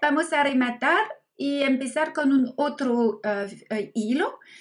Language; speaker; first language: Spanish; non-native, learner; French